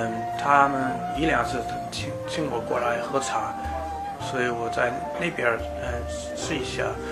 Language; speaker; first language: Chinese; non-native, fluent; English